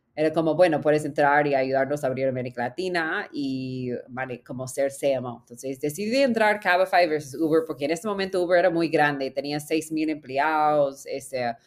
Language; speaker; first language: Spanish; non-native, fluent; English